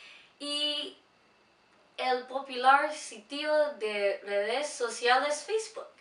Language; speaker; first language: Spanish; non-native, learner; English